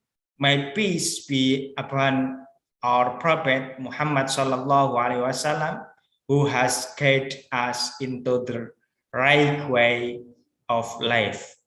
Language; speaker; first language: English; non-native, learner; Indonesian